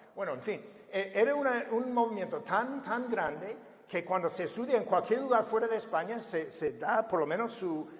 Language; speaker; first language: Spanish; non-native, fluent; English